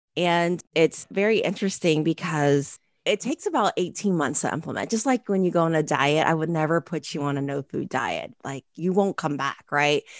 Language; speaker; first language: English; native; English